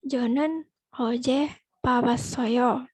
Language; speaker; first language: Korean; non-native, learner; Indonesian